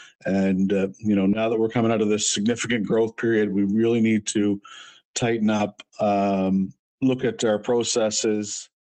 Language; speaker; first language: English; native; English